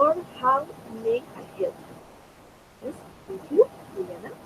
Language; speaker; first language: English; non-native, fluent; Spanish